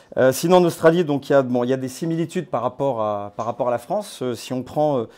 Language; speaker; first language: French; native; French